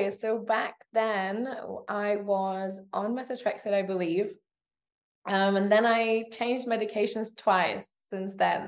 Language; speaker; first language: English; native; English